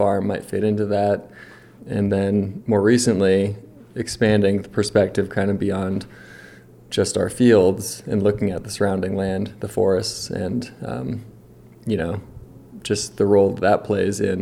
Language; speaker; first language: English; native; English